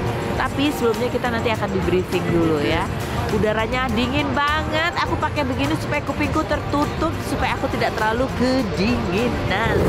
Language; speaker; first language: Indonesian; native; Indonesian